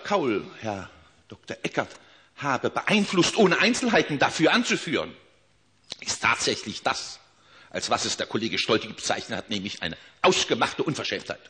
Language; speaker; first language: German; native; German